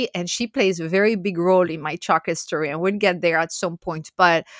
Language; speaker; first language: English; non-native, fluent; French